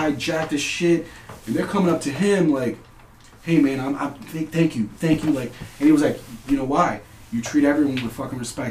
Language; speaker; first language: English; early bilingual, other home language; Spanish